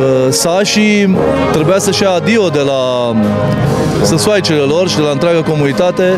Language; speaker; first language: Romanian; native; Romanian